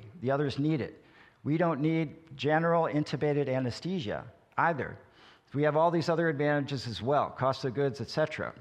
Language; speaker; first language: English; native; English